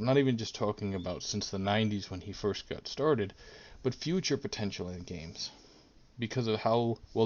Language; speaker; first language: English; native; English